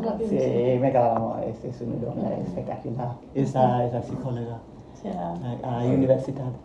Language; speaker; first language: Catalan; non-native, fluent; Spanish